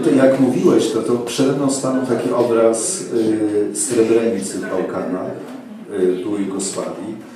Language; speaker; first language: Polish; native; Polish